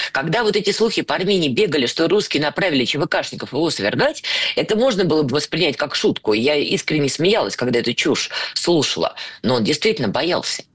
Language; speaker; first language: Russian; native; Russian